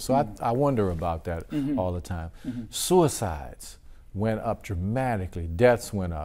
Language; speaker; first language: English; native; English